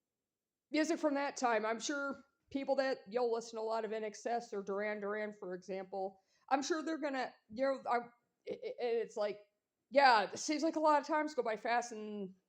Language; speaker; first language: English; native; English